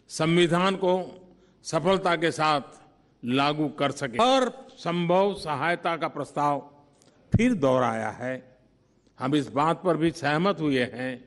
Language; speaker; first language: Hindi; native; Hindi